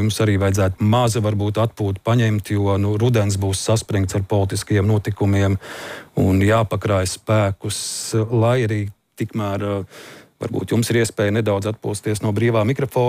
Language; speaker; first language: Latvian; native; Latvian